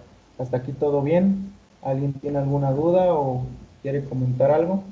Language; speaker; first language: Spanish; native; Spanish